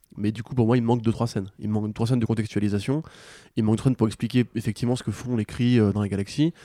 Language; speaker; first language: French; native; French